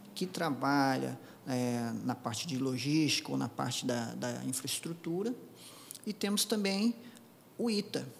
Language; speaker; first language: Portuguese; native; Portuguese